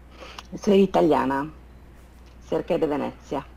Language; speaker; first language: Spanish; non-native, fluent; Italian